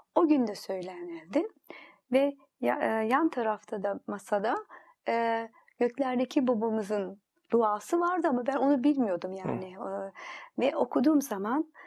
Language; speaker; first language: Turkish; native; Turkish